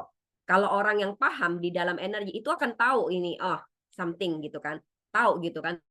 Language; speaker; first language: Indonesian; native; Indonesian